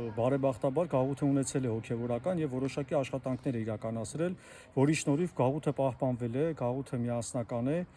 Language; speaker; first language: Armenian; native; Armenian